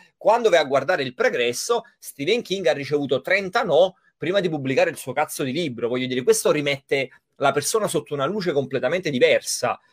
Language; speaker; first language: Italian; native; Italian